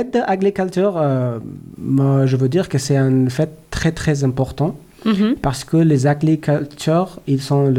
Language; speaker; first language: French; non-native, learner; Persian